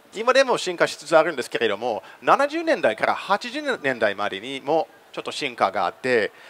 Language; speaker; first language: Japanese; non-native, fluent; English